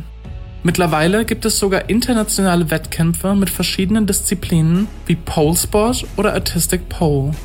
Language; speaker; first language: German; native; German